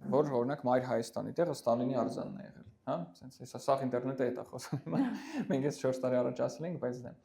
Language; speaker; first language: Armenian; early bilingual, heritage; Armenian